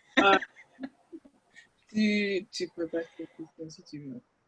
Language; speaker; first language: French; non-native, fluent; English